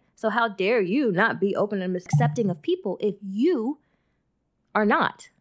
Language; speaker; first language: English; early bilingual, other home language; Yoruba